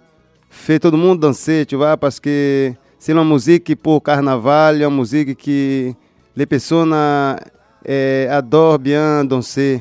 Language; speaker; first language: French; non-native, learner; Portuguese